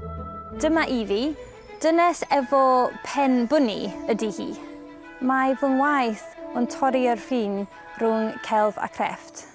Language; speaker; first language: Welsh; non-native, learner; English